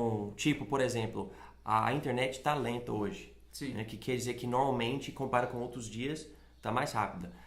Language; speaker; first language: Portuguese; non-native, fluent; English